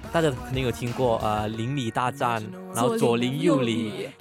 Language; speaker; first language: Chinese; non-native, local second language; Cantonese